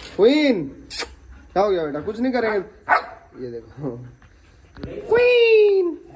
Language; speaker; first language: Hindi; non-native, local second language; Odia